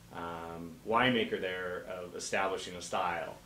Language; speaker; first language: English; native; English